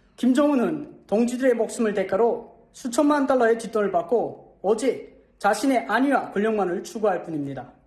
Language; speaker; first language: Korean; native; Korean